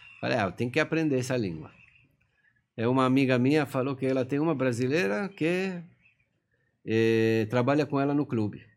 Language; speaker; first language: Portuguese; non-native, fluent; Persian